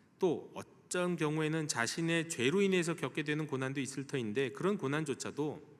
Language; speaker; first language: Korean; native; Korean